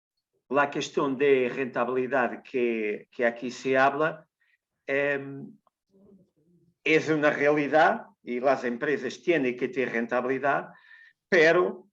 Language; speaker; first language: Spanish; non-native, learner; Portuguese